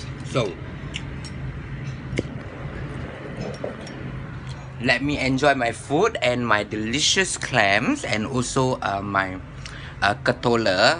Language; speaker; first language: English; non-native, local second language; Malay